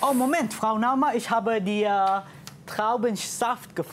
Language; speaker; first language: German; non-native, learner; Malay